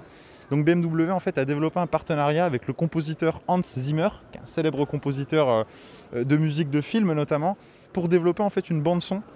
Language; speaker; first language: French; native; French